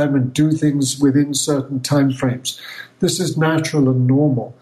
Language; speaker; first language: English; native; English